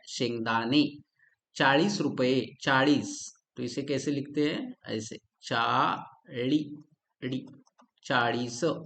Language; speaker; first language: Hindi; non-native, local second language; Marathi